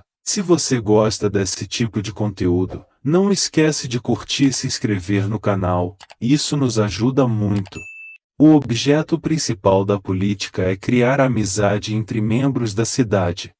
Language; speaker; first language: Portuguese; native; Portuguese